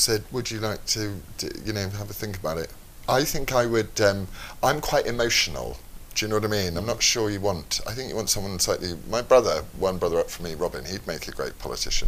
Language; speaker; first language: English; native; English